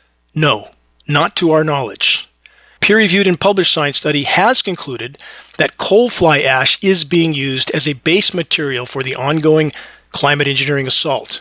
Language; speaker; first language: English; native; English